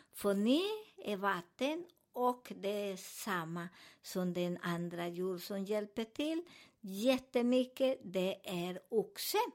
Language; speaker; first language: Swedish; non-native, learner; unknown